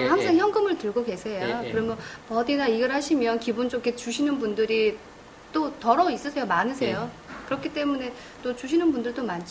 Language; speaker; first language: Korean; native; Korean